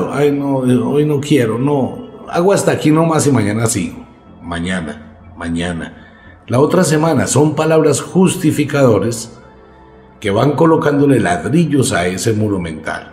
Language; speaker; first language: Spanish; native; Spanish